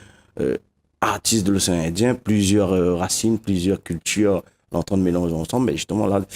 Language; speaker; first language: French; non-native, local second language; Réunion Creole French